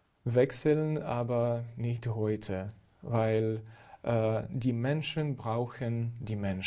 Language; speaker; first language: German; non-native, fluent; Ukrainian